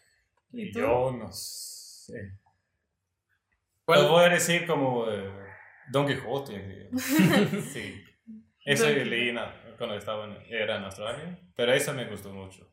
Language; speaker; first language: Spanish; non-native, learner; Swedish